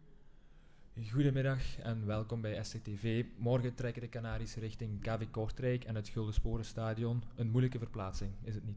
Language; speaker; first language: Dutch; native; Dutch